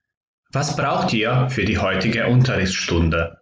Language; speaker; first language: German; non-native, fluent; Croatian